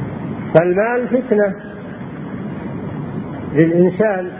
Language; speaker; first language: Arabic; native; Arabic